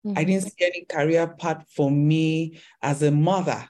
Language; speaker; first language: English; non-native, local second language; Yoruba